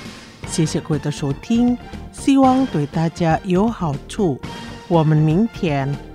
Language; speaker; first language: Chinese; early bilingual, heritage; Chinese